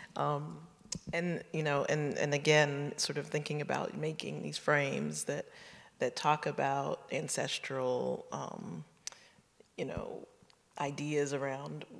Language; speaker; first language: English; native; English